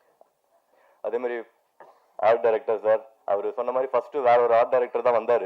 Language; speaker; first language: Tamil; native; Tamil